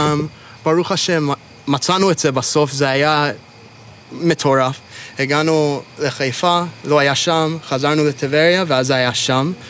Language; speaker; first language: Hebrew; non-native, fluent; English